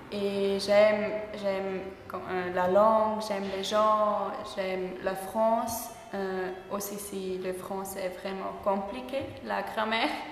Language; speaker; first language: French; non-native, learner; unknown